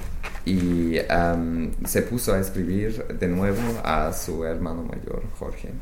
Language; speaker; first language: Spanish; non-native, learner; English